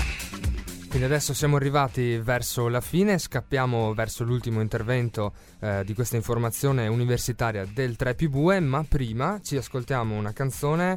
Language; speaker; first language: Italian; native; Italian